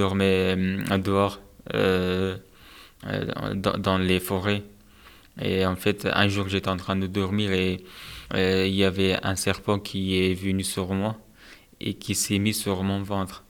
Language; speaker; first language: French; non-native, fluent; Persian